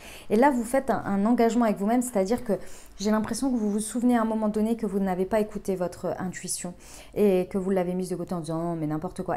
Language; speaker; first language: French; native; French